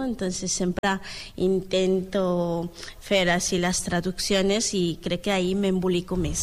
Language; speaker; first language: Catalan; non-native, learner; Spanish